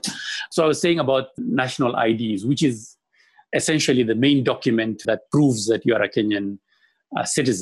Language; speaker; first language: English; non-native, local second language; Somali